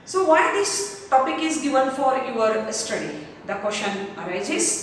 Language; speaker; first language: English; non-native, local second language; Kannada